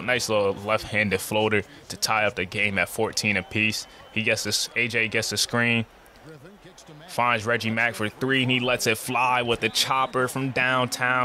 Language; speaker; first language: English; native; English